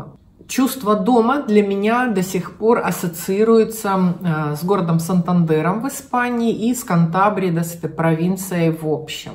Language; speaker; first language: Russian; native; Russian